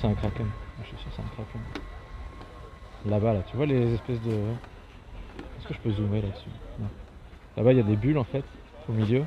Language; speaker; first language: French; native; French